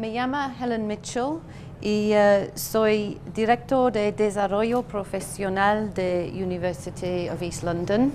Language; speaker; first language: Spanish; non-native, learner; English